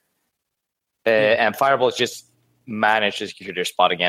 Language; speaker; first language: English; non-native, fluent; Swedish